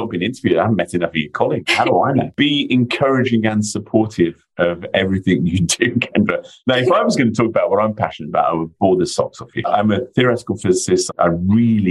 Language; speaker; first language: English; native; English